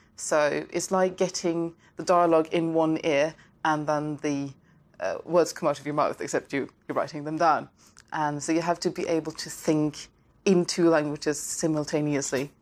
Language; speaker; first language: English; non-native, fluent; Norwegian